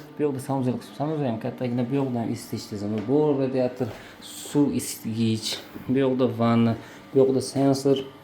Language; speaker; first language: Uzbek; native; Uzbek